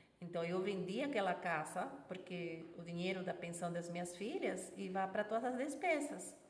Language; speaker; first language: Portuguese; non-native, fluent; Spanish